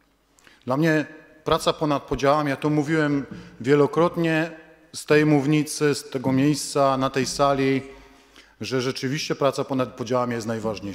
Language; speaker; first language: Polish; native; Polish